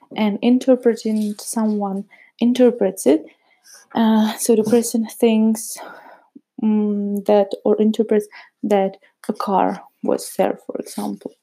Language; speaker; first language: English; non-native, fluent; Czech